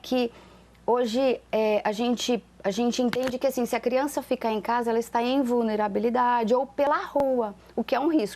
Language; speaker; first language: Portuguese; native; Portuguese